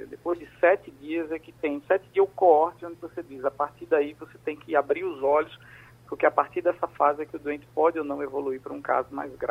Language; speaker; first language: Portuguese; native; Portuguese